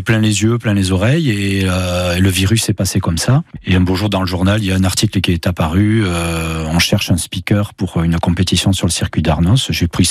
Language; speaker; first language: French; native; French